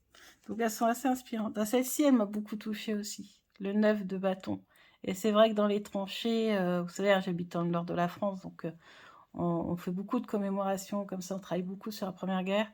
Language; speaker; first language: French; native; French